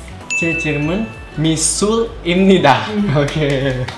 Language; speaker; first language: Korean; non-native, learner; Indonesian